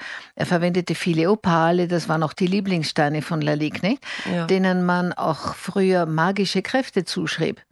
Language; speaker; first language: German; native; German